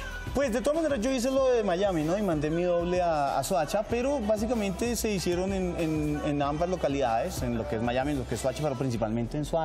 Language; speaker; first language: Spanish; native; Spanish